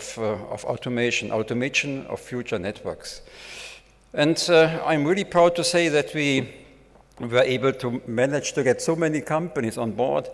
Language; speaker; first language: English; non-native, fluent; German